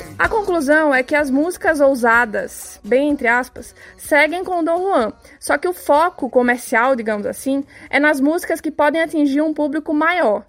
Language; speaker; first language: Portuguese; native; Portuguese